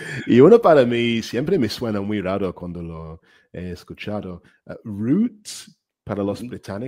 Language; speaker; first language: Spanish; non-native, fluent; English